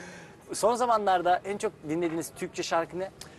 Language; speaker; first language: Turkish; native; Turkish